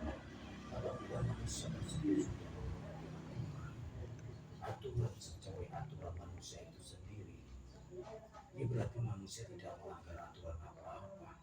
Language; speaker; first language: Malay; non-native, local second language; Javanese